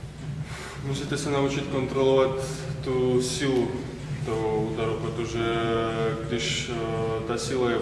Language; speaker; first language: Russian; non-native, learner; Czech